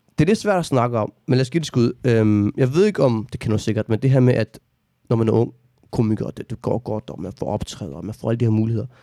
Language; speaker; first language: Danish; early bilingual, other home language; Arabic